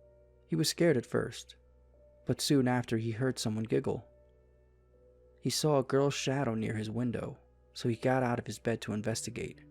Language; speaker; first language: English; native; English